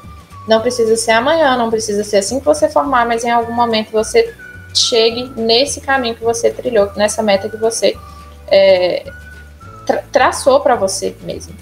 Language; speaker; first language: Portuguese; native; Portuguese